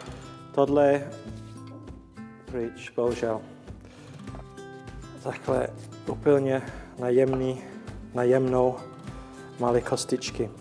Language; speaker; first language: Czech; non-native, learner; English